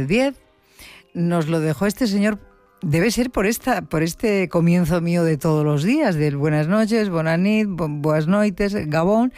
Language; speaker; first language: Spanish; native; Spanish